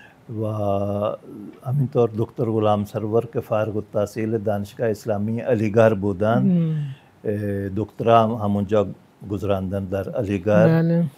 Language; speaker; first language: Persian; non-native, fluent; Punjabi